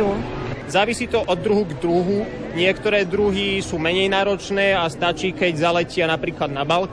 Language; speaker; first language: Slovak; native; Slovak